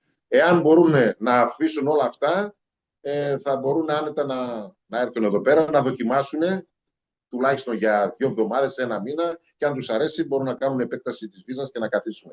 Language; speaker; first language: Greek; native; Greek